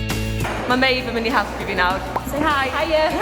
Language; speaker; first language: Welsh; native; Welsh